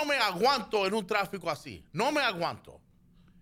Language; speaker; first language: Spanish; early bilingual, other home language; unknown